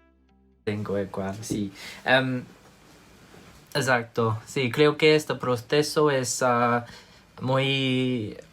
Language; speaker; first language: Spanish; non-native, learner; English